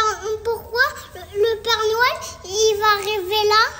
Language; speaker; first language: French; native; French